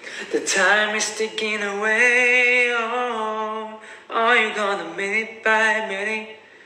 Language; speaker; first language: English; non-native, learner; Chinese